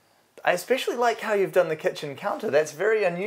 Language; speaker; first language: English; native; English